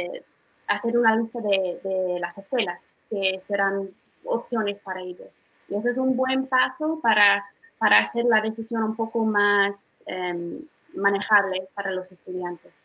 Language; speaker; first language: Spanish; non-native, fluent; English